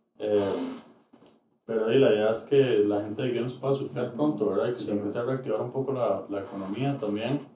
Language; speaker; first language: Spanish; native; Spanish